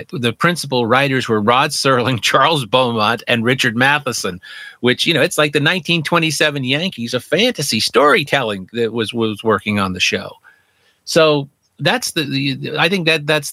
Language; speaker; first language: English; native; English